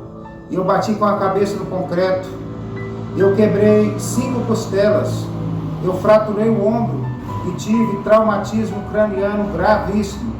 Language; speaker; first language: Portuguese; native; Portuguese